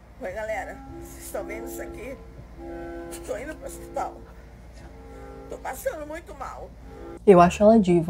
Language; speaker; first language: Portuguese; native; Portuguese